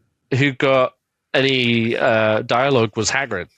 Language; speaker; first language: English; native; English